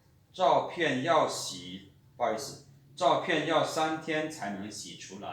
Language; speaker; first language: Chinese; non-native, fluent; Lao